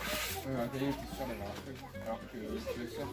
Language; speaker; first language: French; native; French